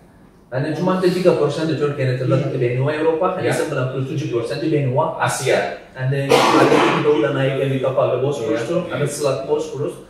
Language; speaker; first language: Indonesian; non-native, learner; Turkish